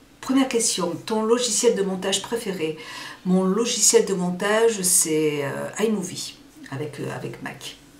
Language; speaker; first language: French; early bilingual, other home language; Portuguese